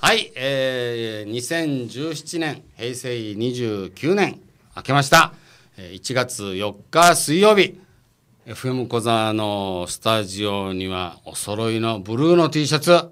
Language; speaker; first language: Japanese; native; Japanese